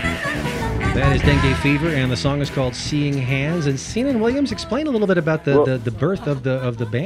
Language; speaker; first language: English; native; English